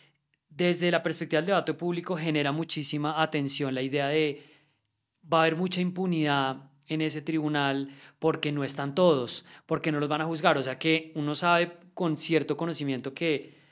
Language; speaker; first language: Spanish; native; Spanish